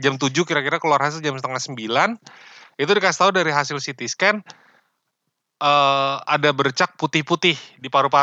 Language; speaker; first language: Indonesian; native; Indonesian